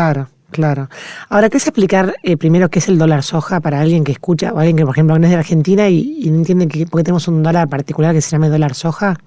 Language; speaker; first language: Spanish; native; Spanish